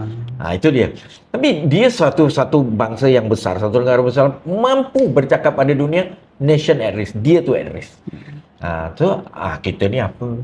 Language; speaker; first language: Malay; native; Malay